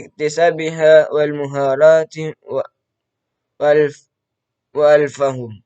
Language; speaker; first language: Arabic; non-native, learner; Indonesian